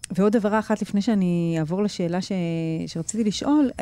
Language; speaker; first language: Hebrew; native; Hebrew